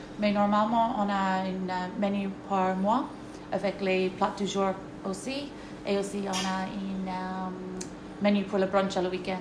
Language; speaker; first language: French; non-native, learner; English